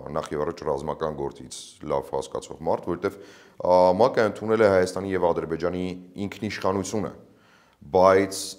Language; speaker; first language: Armenian; native; Armenian